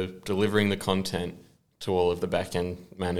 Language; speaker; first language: English; native; English